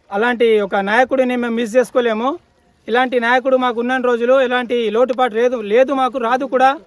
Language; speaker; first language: Telugu; non-native, local second language; Lambadi